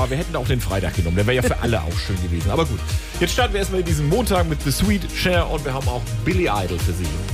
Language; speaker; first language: German; native; German